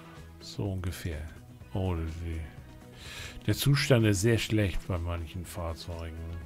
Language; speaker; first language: German; native; German